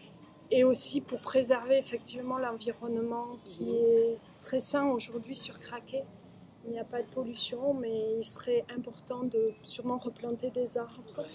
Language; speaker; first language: French; native; French